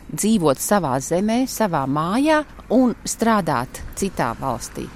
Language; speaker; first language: Latvian; native; Latvian